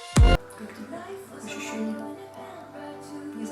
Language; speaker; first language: Russian; native; Russian